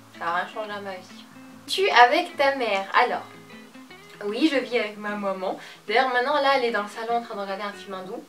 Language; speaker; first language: French; early bilingual, other home language; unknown